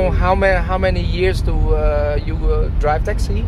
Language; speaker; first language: English; non-native, learner; Vietnamese